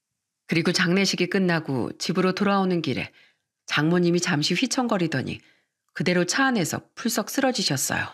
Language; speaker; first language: Korean; native; Korean